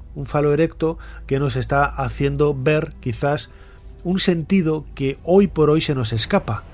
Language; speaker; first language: Spanish; native; Spanish